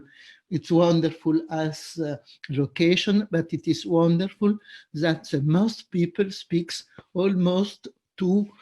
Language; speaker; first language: English; non-native, fluent; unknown